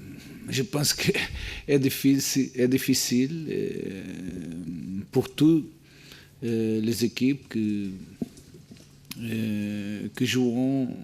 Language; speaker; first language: French; non-native, learner; Portuguese